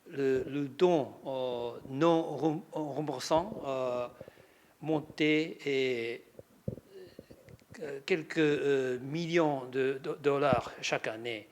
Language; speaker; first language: French; non-native, learner; Japanese